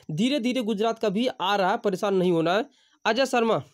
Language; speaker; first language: Hindi; native; Hindi